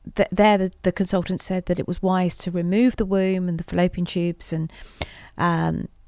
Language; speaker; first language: English; native; English